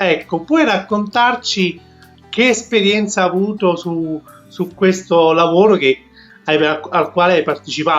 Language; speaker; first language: Italian; native; Italian